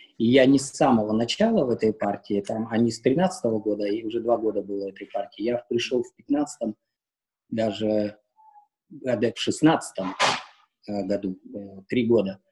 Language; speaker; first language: Russian; native; Russian